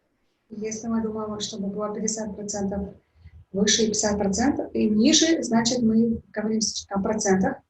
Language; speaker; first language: Russian; native; Russian